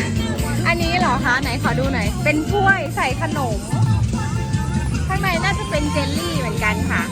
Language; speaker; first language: Thai; native; Thai